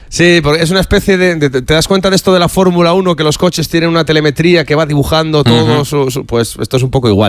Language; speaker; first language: Spanish; native; Spanish